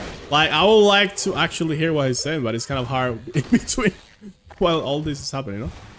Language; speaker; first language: English; non-native, fluent; Spanish